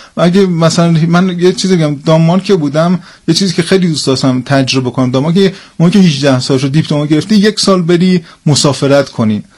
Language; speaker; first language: Persian; early bilingual, heritage; Persian